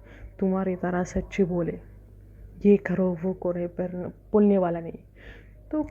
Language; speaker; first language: Hindi; non-native, fluent; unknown